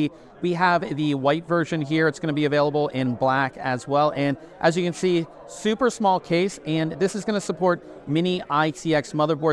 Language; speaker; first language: English; native; English